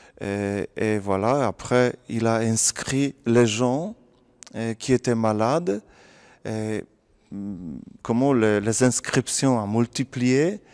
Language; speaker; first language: French; non-native, fluent; Polish